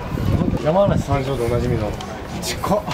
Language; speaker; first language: Japanese; native; Japanese